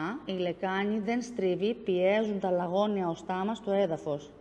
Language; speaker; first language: Greek; native; Greek